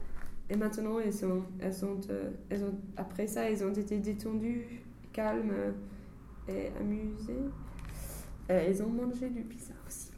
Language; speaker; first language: French; non-native, fluent; English